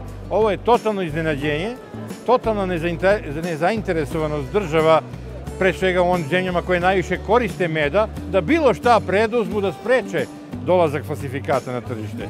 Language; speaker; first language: Serbian; native; Serbian